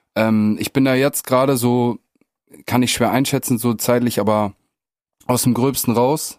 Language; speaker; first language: German; native; German